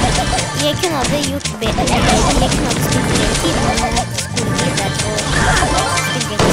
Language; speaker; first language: Norwegian; early bilingual, other home language; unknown